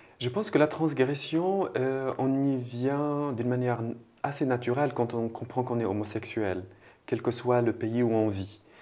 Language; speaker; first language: French; non-native, local second language; Arabic